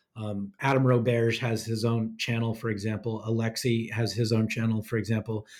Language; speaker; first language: English; native; English